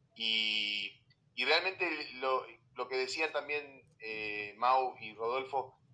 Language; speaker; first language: Spanish; native; Spanish